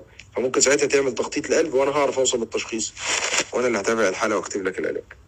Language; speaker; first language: Arabic; native; Arabic